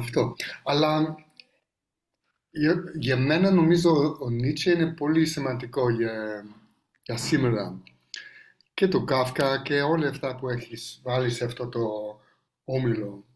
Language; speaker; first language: Greek; non-native, learner; English